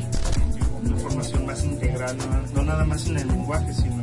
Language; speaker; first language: Spanish; native; Spanish